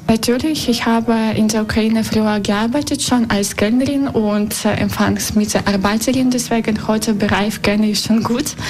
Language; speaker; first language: German; non-native, learner; Russian